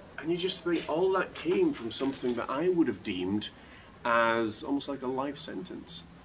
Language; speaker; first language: English; native; English